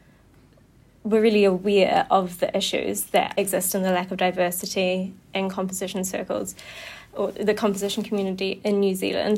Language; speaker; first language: English; native; English